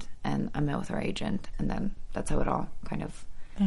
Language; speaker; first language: English; early bilingual, other home language; Polish